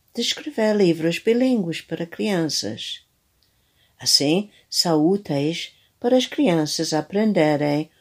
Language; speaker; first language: Portuguese; non-native, fluent; English